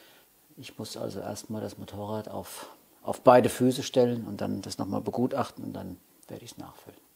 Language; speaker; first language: German; native; German